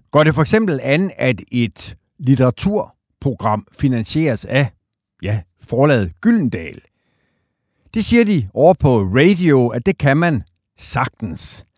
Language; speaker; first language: Danish; native; Danish